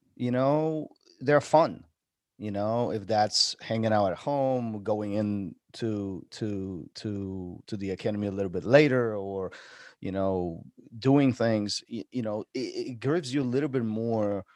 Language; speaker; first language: English; non-native, fluent; Polish